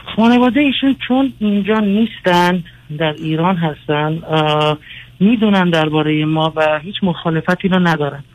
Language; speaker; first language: Persian; early bilingual, other home language; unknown